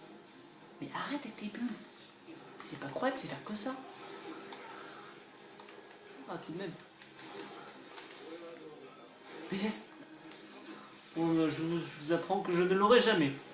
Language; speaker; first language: French; native; French